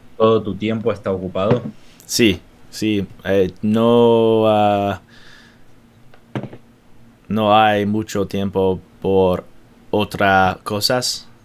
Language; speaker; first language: Spanish; non-native, learner; English